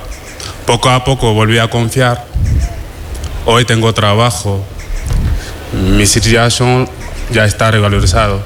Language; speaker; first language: Spanish; non-native, fluent; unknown